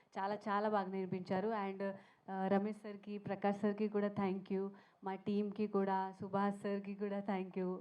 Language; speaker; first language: Telugu; non-native, learner; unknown